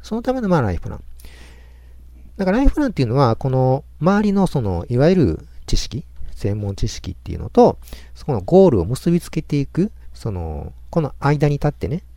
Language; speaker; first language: Japanese; native; Japanese